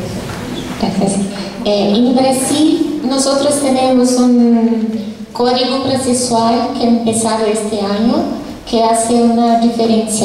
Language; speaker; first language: Spanish; non-native, fluent; Portuguese